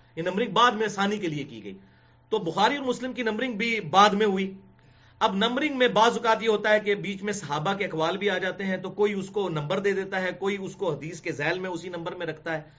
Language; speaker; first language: Urdu; non-native, local second language; Punjabi